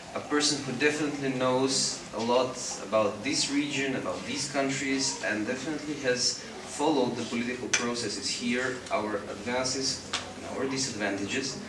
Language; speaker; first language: English; non-native, fluent; Macedonian